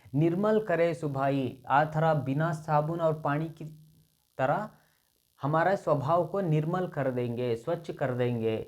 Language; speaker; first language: Hindi; non-native, local second language; Kannada